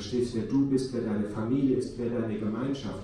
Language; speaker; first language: German; native; German